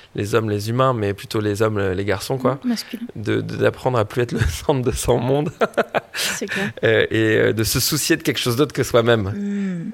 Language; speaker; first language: French; native; French